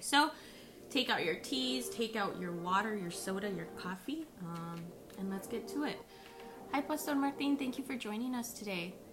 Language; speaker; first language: English; early bilingual, other home language; Spanish